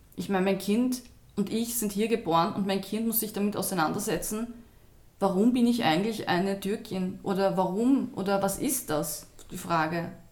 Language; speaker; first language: German; early bilingual, other home language; Turkish